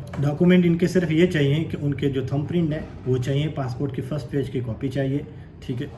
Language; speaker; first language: Urdu; non-native, local second language; Punjabi